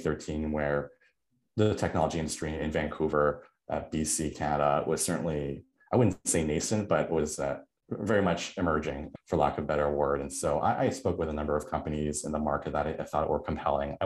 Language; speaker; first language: English; native; English